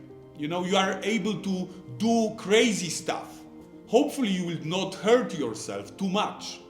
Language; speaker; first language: English; non-native, fluent; Polish